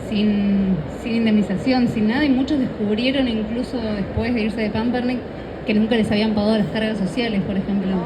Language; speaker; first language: Spanish; native; Spanish